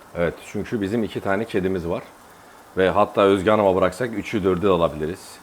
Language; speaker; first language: Turkish; native; Turkish